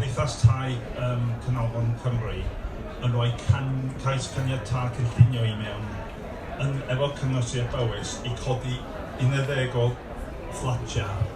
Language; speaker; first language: Welsh; non-native, local second language; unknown